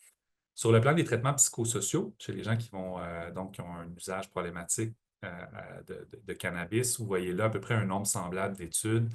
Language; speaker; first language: French; native; French